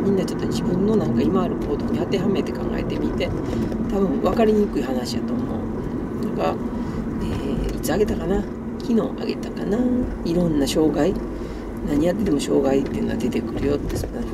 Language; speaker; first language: Japanese; native; Japanese